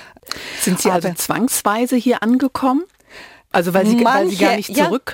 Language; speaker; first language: German; native; German